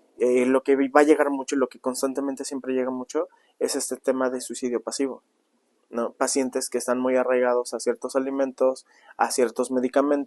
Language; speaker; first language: Spanish; native; Spanish